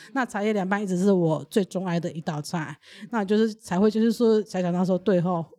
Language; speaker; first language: Chinese; early bilingual, other home language; Burmese